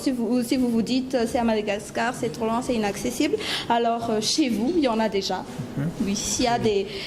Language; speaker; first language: French; non-native, local second language; Malagasy